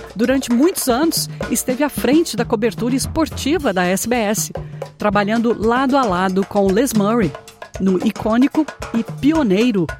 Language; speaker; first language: Portuguese; native; Portuguese